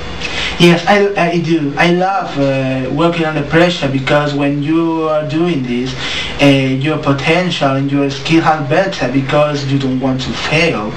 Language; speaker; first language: English; non-native, learner; Spanish